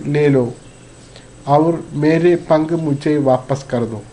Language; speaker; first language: Hindi; non-native, local second language; Malayalam